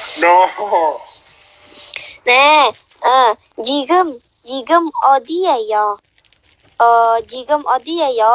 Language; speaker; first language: Korean; non-native, learner; Vietnamese